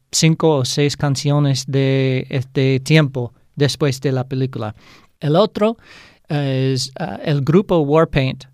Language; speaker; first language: Spanish; non-native, fluent; English